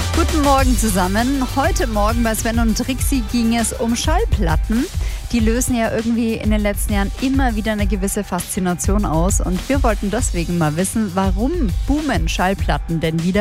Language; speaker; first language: German; native; German